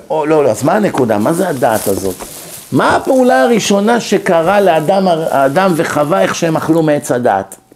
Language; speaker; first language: Hebrew; native; Hebrew